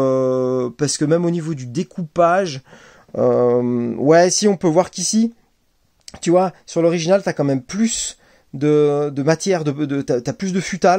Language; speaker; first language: French; native; French